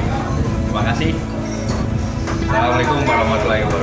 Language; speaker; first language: Indonesian; native; Indonesian